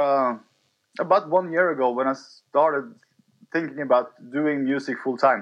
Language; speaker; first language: English; non-native, fluent; Norwegian